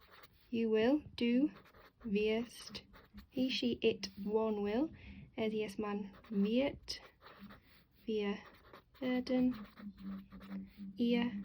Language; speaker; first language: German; non-native, fluent; English